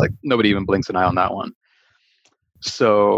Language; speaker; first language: English; early bilingual, other home language; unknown